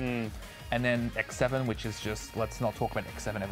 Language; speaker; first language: English; native; English